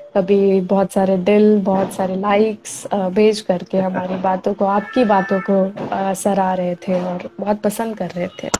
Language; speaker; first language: Hindi; native; Hindi